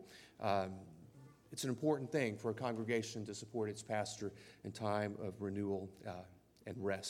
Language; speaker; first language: English; native; English